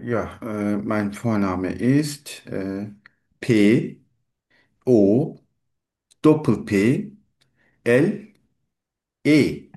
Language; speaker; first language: German; non-native, learner; Turkish